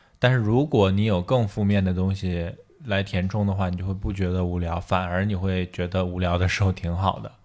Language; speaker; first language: Chinese; native; Chinese